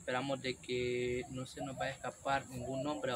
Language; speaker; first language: Spanish; native; Spanish